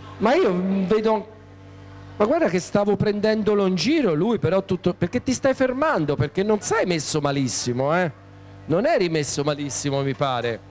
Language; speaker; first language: Italian; native; Italian